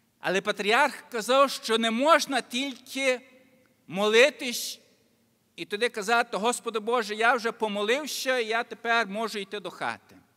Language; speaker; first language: Ukrainian; early bilingual, heritage; Ukrainian